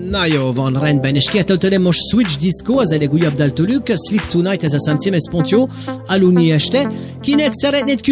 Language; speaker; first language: Hungarian; native; Hungarian